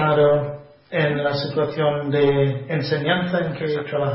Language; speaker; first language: Spanish; non-native, fluent; English